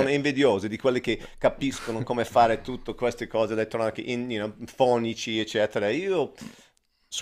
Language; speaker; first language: Italian; non-native, learner; English